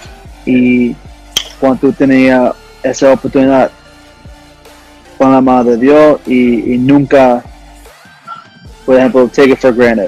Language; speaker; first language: Spanish; early bilingual, heritage; English